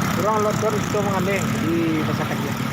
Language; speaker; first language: Indonesian; non-native, local second language; Minangkabau